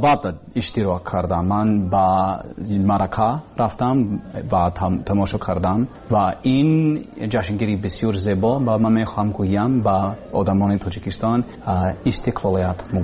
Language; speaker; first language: Persian; non-native, learner; English